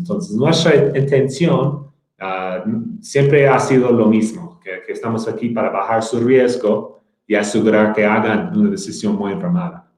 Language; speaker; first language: Spanish; non-native, fluent; English